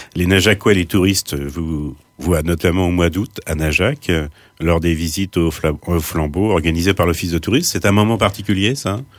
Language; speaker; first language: French; native; French